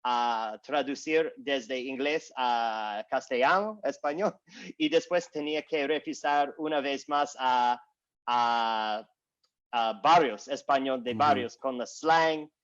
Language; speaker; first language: Spanish; non-native, learner; English